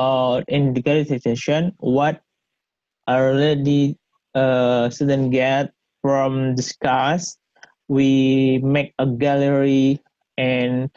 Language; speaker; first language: English; non-native, learner; Indonesian